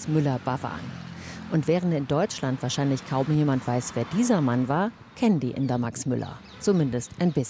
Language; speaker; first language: German; native; German